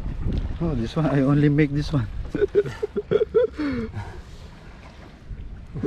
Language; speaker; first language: English; non-native, learner; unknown